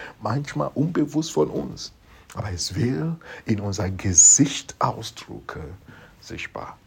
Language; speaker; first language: German; non-native, fluent; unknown